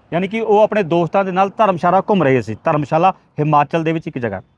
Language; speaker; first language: Hindi; non-native, local second language; Punjabi